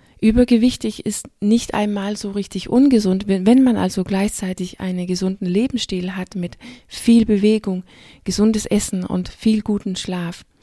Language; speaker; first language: German; non-native, fluent; Danish